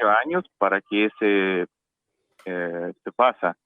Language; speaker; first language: Spanish; non-native, learner; Russian